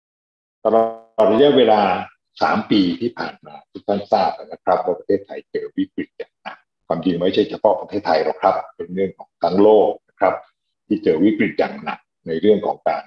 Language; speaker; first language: Thai; native; Thai